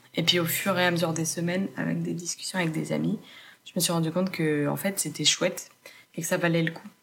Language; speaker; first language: French; native; French